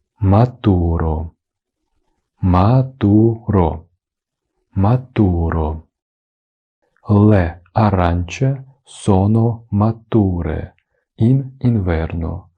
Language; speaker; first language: Italian; non-native, fluent; Ukrainian